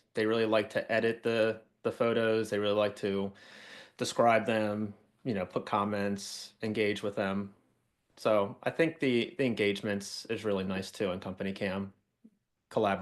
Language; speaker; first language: English; native; English